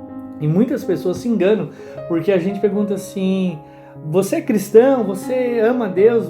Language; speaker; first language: Portuguese; native; Portuguese